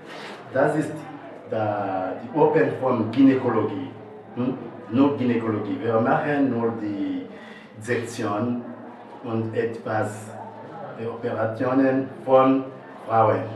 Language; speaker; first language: German; non-native, learner; Rundi